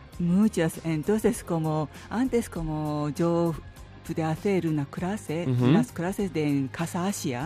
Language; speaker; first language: Spanish; non-native, learner; Japanese